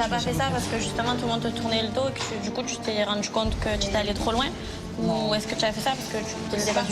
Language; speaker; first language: French; native; French